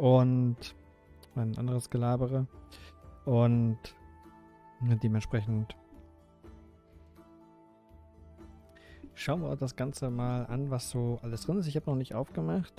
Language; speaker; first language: German; native; German